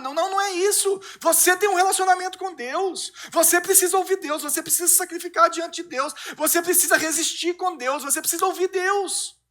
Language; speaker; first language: Portuguese; native; Portuguese